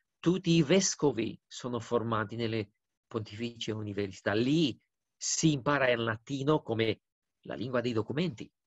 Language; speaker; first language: Italian; non-native, fluent; Romanian